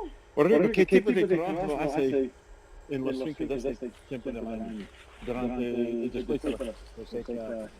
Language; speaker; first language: Spanish; non-native, learner; English